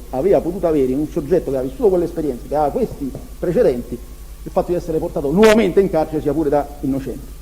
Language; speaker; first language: Italian; native; Italian